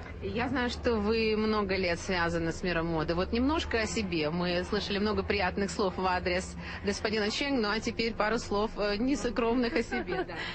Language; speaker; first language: Russian; native; Russian